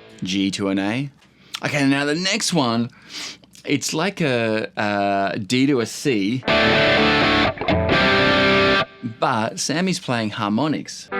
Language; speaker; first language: English; native; English